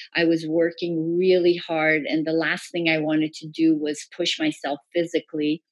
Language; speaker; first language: English; early bilingual, other home language; Persian